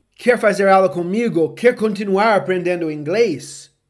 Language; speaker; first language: Portuguese; non-native, fluent; English